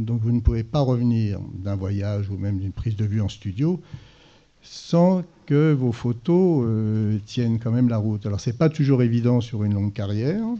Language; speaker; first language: French; native; French